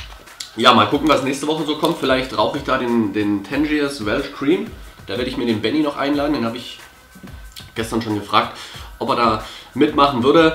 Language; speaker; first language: German; native; German